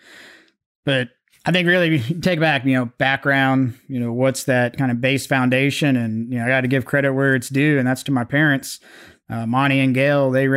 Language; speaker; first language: English; native; English